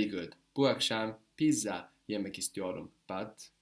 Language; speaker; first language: Turkish; non-native, fluent; English